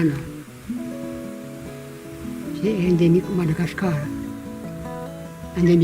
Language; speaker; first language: French; non-native, local second language; Malagasy